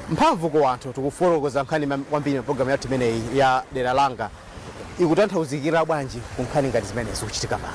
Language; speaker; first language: Nyanja; native; Nyanja